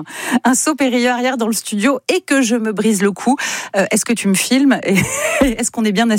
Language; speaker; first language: French; native; French